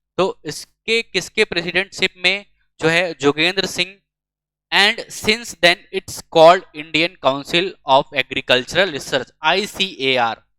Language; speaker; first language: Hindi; native; Hindi